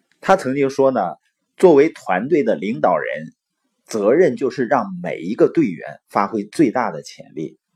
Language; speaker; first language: Chinese; native; Chinese